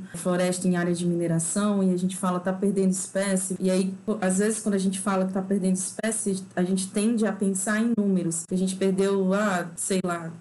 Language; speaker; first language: Portuguese; native; Portuguese